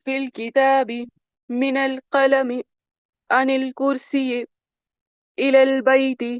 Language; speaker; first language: Arabic; non-native, learner; Urdu